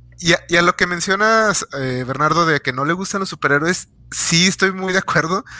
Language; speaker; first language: Spanish; native; Spanish